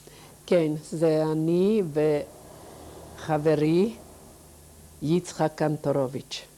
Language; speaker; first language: Hebrew; non-native, fluent; Yiddish